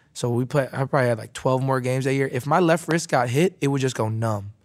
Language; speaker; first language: English; native; English